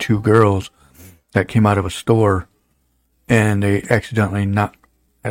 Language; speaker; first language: English; native; English